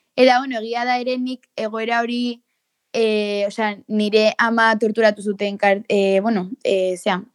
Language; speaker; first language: Basque; native; Basque